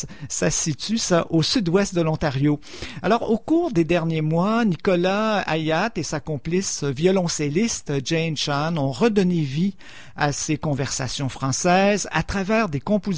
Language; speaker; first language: French; native; French